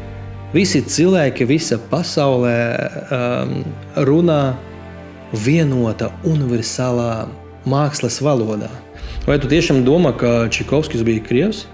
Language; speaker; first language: Latvian; non-native, local second language; Russian